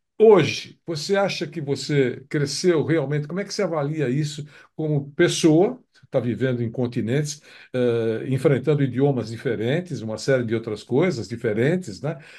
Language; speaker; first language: Portuguese; native; Portuguese